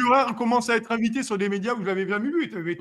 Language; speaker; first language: French; native; French